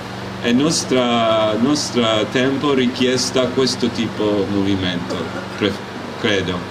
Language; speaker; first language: Italian; non-native, learner; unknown